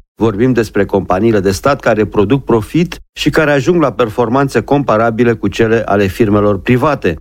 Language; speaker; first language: Romanian; native; Romanian